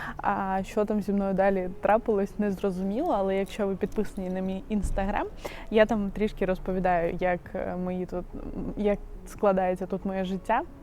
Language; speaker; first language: Ukrainian; non-native, local second language; Russian